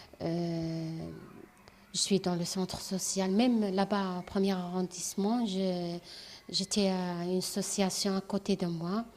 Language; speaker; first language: French; non-native, local second language; Arabic